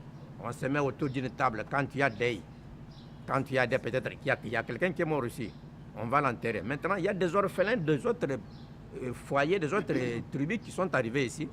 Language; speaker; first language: French; non-native, local second language; Luba-Lulua